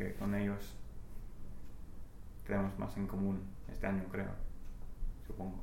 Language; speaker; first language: Spanish; non-native, fluent; English